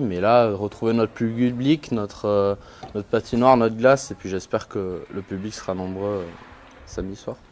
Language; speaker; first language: French; native; French